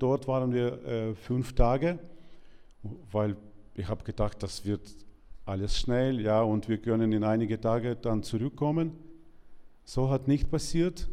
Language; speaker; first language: German; non-native, learner; Ukrainian